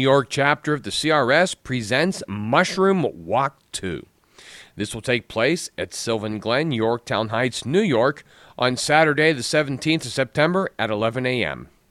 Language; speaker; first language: English; native; English